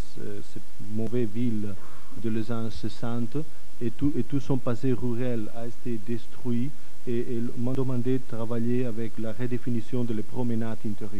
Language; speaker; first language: French; non-native, fluent; Catalan